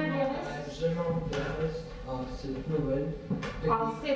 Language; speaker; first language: French; non-native, learner; Russian